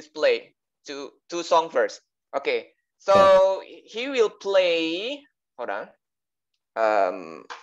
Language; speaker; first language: English; non-native, learner; Indonesian